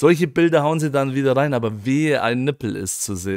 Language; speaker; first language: German; native; German